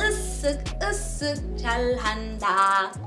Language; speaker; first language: Korean; non-native, learner; English